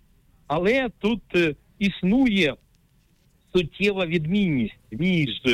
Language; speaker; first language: Ukrainian; native; Ukrainian